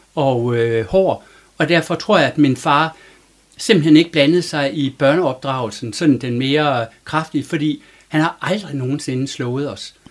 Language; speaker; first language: Danish; native; Danish